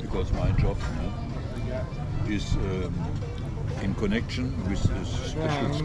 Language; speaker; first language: English; non-native, learner; German